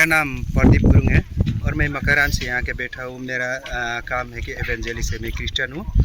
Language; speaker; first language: Hindi; non-native, local second language; Nepali